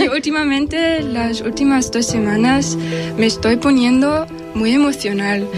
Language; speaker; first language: Spanish; non-native, fluent; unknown